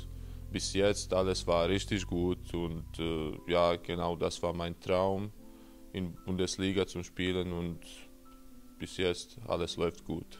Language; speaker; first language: German; non-native, fluent; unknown